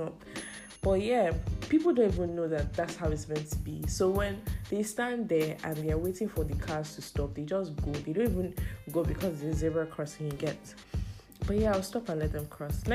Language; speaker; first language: English; non-native, local second language; Yoruba